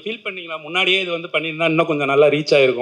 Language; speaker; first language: Tamil; native; Tamil